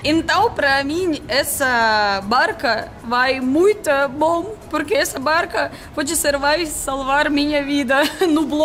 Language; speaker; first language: Portuguese; non-native, learner; Russian